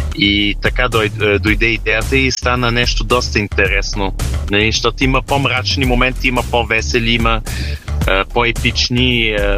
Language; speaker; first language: Bulgarian; early bilingual, heritage; Bulgarian